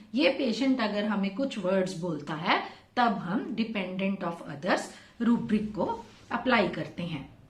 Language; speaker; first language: Hindi; non-native, local second language; Punjabi